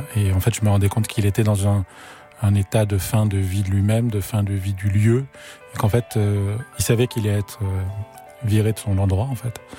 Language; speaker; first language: French; native; French